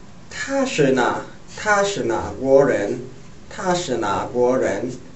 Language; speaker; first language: Chinese; non-native, learner; English